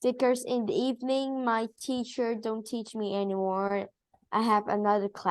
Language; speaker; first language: English; non-native, learner; Vietnamese